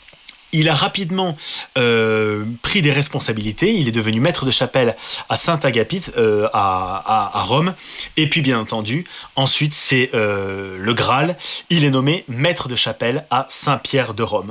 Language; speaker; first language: French; native; French